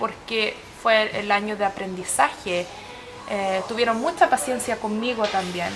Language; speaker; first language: Spanish; early bilingual, heritage; Swedish